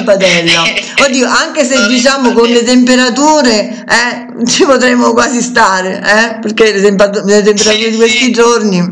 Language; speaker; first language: Italian; native; Italian